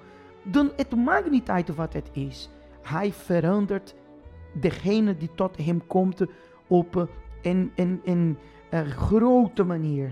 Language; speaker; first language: Dutch; non-native, fluent; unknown